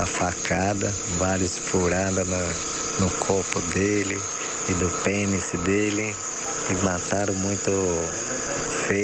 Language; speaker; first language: Portuguese; non-native, local second language; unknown